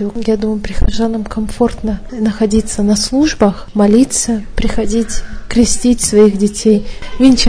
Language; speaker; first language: Russian; native; Russian